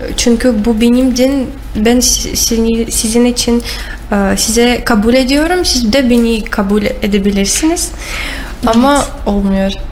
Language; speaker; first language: Turkish; non-native, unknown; Russian